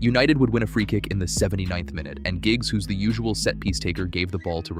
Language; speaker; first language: English; native; English